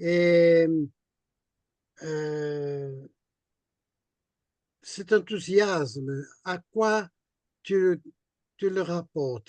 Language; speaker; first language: French; non-native, fluent; Portuguese